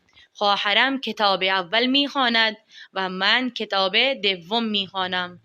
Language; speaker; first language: Persian; non-native, fluent; Urdu